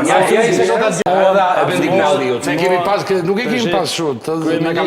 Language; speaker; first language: Albanian; native; Albanian